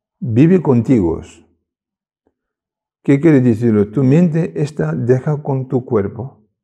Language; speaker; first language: Spanish; non-native, learner; Tibetan